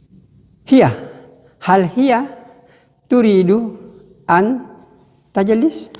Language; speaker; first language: Arabic; non-native, fluent; Indonesian